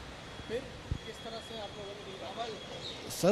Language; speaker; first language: Hindi; native; Hindi